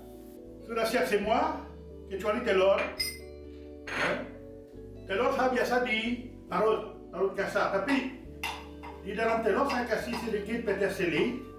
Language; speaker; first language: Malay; non-native, fluent; French